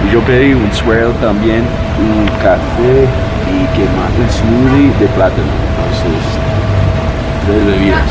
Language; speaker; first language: Spanish; non-native, fluent; English